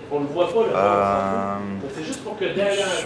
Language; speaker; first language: French; native; French